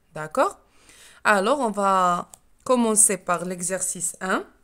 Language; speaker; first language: French; non-native, local second language; Arabic